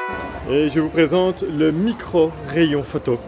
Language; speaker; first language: French; native; French